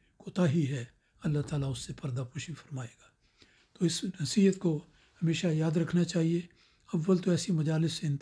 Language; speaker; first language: Urdu; native; Urdu